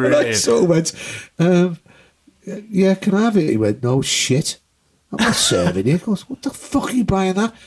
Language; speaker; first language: English; native; English